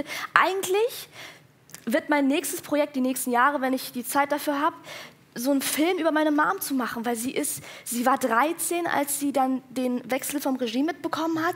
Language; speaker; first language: German; early bilingual, other home language; Persian